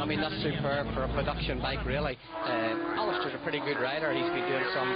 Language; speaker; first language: English; native; English